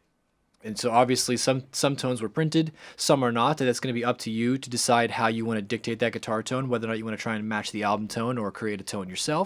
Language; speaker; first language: English; native; English